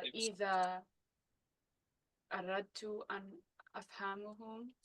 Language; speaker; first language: Arabic; non-native, learner; English